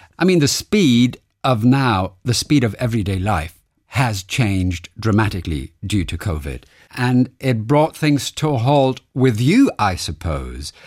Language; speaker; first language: English; non-native, fluent; German